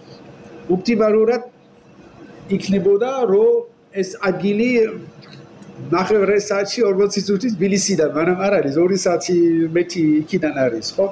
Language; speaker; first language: Georgian; non-native, learner; French